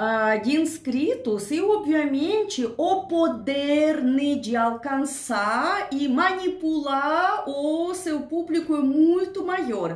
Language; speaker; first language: Portuguese; non-native, learner; Russian